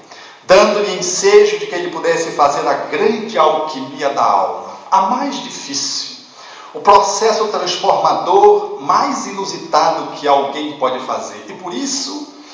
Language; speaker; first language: Portuguese; native; Portuguese